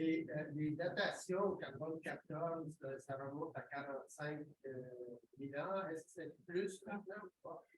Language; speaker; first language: French; native; French